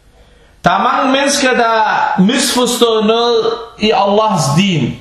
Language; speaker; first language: Danish; early bilingual, other home language; Arabic